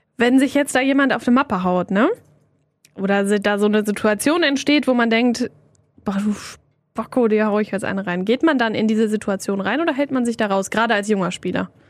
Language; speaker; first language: German; native; German